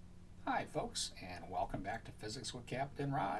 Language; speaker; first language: English; native; English